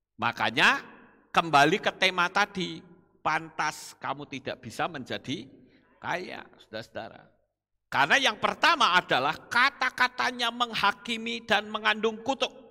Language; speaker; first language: Indonesian; non-native, local second language; Javanese